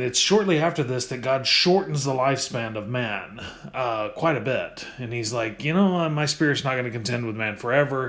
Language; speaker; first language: English; native; English